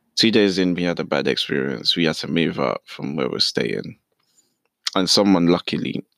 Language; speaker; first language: English; early bilingual, other home language; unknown